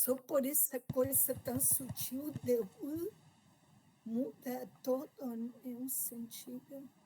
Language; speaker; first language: Portuguese; non-native, fluent; Spanish